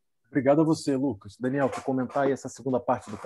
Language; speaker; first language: Portuguese; native; Portuguese